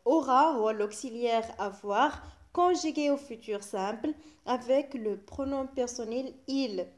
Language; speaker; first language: French; non-native, local second language; Arabic